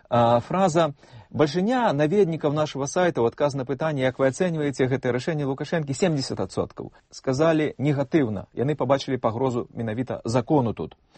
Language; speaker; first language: Belarusian; native; Belarusian